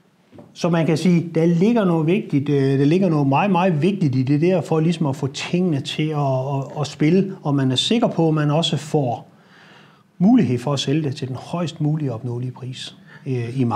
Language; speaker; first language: Danish; native; Danish